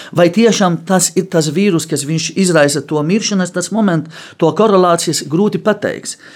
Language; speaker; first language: Latvian; non-native, fluent; Arabic